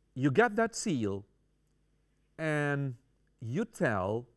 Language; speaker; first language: English; non-native, fluent; Romanian